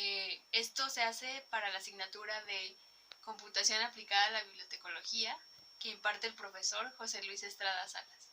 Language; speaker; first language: Spanish; native; Spanish